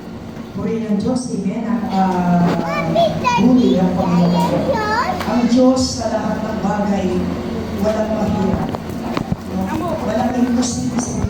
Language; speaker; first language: Filipino; native; Filipino